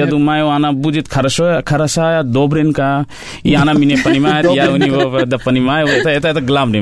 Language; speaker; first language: Russian; non-native, learner; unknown